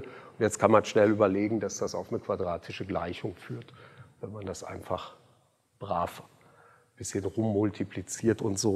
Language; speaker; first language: German; native; German